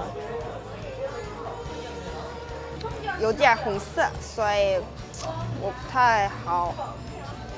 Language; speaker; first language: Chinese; non-native, learner; Korean